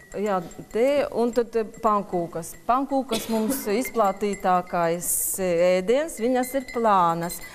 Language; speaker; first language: Latvian; non-native, local second language; Russian